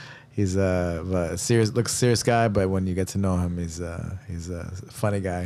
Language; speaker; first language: English; native; English